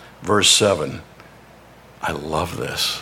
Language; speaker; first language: English; native; English